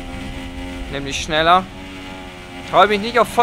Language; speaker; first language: German; native; German